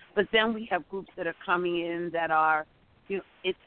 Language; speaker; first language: English; native; English